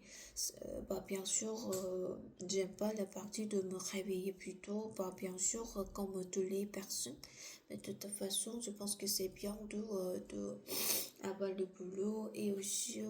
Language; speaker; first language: French; non-native, learner; Korean